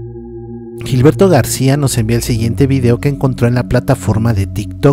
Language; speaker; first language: Spanish; native; Spanish